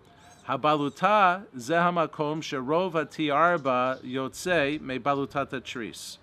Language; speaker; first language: Hebrew; non-native, fluent; English